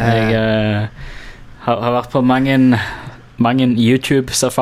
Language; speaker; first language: Norwegian; native; Norwegian